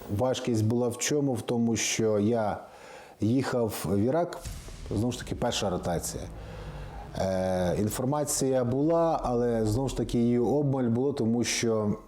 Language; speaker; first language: Ukrainian; native; Ukrainian